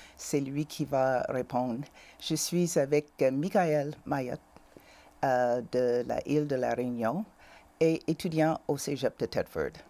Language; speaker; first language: French; native; French